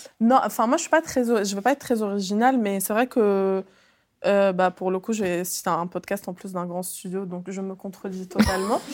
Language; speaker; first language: French; early bilingual, other home language; Arabic